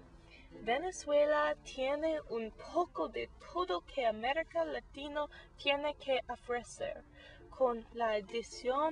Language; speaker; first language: Spanish; non-native, learner; English